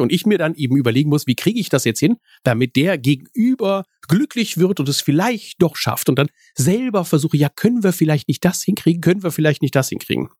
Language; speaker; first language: German; native; German